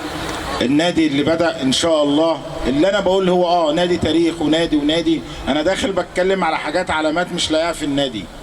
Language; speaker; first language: Arabic; native; Arabic